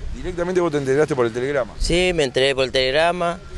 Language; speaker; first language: Spanish; native; Spanish